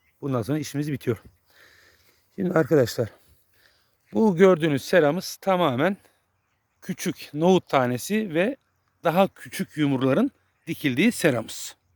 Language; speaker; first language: Turkish; native; Turkish